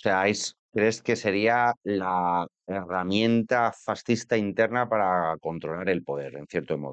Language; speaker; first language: Spanish; native; Spanish